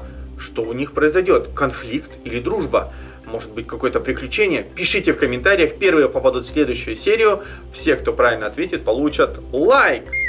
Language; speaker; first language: Russian; native; Russian